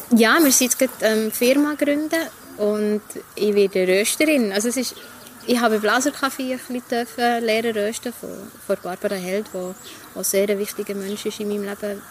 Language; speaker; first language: German; native; German